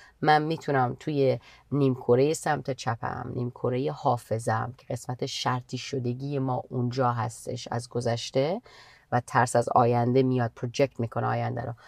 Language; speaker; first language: Persian; native; Persian